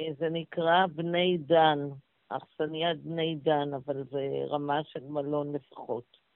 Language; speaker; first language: Hebrew; native; Hebrew